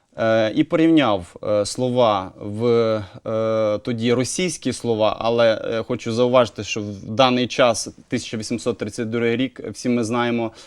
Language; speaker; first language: Ukrainian; native; Ukrainian